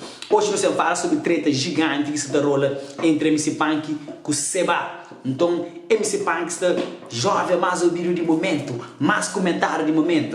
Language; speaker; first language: Portuguese; non-native, local second language; Kabuverdianu